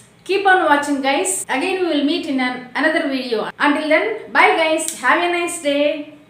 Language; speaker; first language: English; non-native, local second language; Telugu